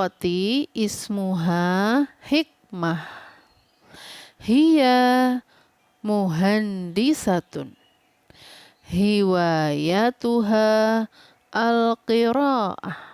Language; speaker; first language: Arabic; non-native, fluent; Indonesian